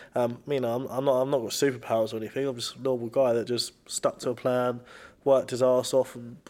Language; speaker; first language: English; native; English